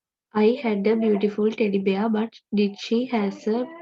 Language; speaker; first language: English; non-native, learner; Sinhala